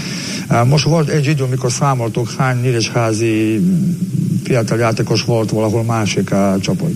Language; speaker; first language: Hungarian; non-native, fluent; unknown